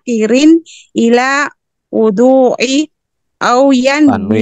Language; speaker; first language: Arabic; non-native, learner; Indonesian